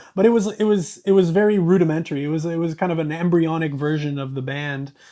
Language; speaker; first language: English; native; English